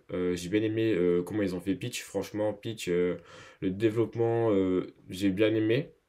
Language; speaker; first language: French; native; French